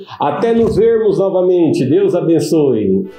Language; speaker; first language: Portuguese; native; Portuguese